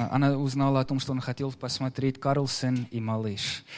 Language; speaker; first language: Russian; non-native, learner; English